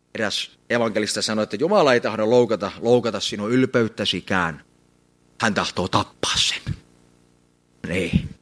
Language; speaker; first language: Finnish; native; Finnish